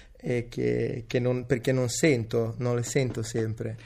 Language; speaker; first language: Italian; early bilingual, other home language; Serbian